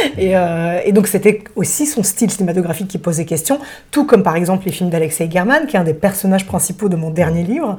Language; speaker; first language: French; early bilingual, other home language; Russian